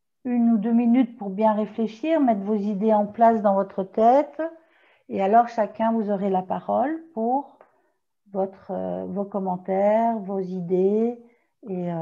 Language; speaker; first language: French; native; French